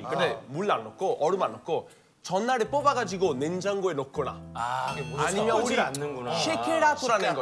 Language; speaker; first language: Korean; non-native, fluent; Italian